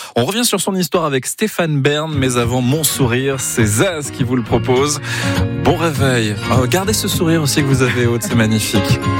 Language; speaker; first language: French; native; French